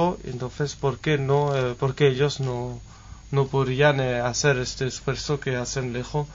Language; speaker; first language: Spanish; non-native, fluent; French